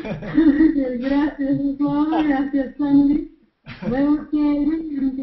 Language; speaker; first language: Spanish; non-native, fluent; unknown